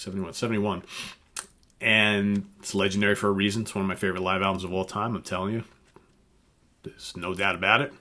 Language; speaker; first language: English; native; English